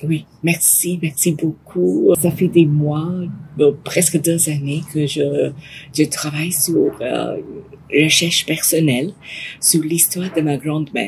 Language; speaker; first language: French; non-native, fluent; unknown